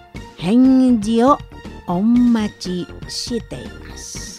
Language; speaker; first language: Japanese; non-native, fluent; Indonesian